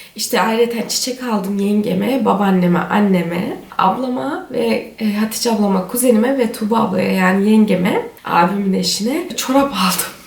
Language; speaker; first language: Turkish; early bilingual, heritage; Turkish